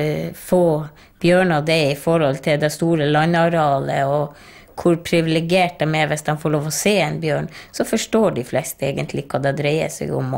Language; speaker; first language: Norwegian; native; Norwegian